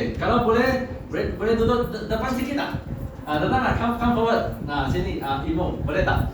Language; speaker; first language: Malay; non-native, local second language; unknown